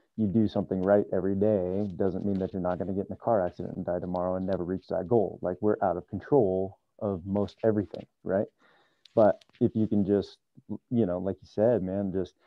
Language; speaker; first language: English; native; English